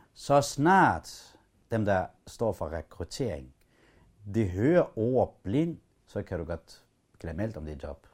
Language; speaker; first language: Danish; early bilingual, other home language; Kurdish